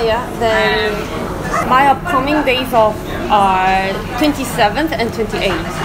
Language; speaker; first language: English; non-native, learner; Korean